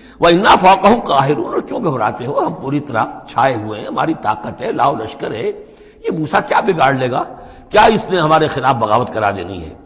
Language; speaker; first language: Urdu; native; Urdu